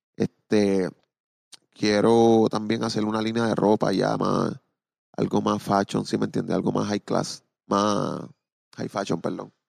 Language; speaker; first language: Spanish; native; Spanish